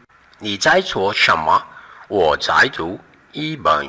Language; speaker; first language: Chinese; non-native, fluent; Portuguese